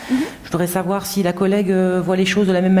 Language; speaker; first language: French; native; French